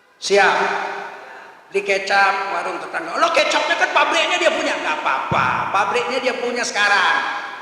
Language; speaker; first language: Indonesian; native; Indonesian